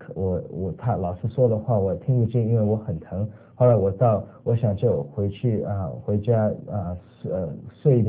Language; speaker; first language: Chinese; early bilingual, other home language; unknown